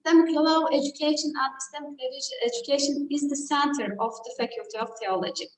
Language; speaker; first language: English; non-native, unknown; Turkish